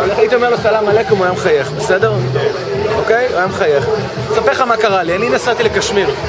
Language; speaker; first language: Hebrew; native; Hebrew